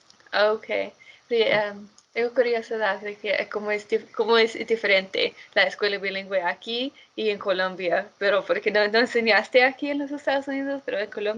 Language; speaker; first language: Spanish; non-native, fluent; English